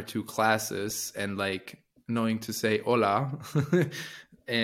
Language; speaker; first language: English; non-native, fluent; French